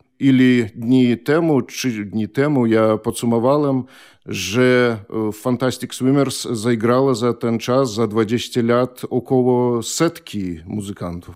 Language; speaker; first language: Polish; non-native, fluent; Belarusian